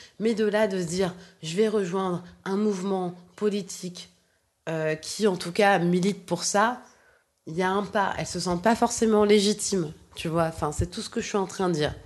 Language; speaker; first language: French; native; French